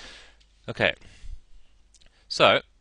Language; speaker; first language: English; native; English